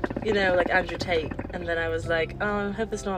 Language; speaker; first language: English; native; English